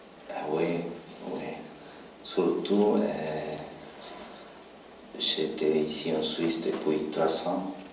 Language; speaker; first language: French; non-native, learner; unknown